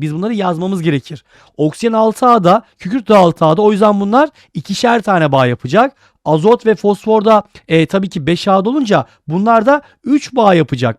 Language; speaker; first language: Turkish; native; Turkish